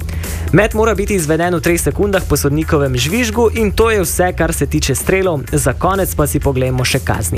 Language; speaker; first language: Slovenian; native; Slovenian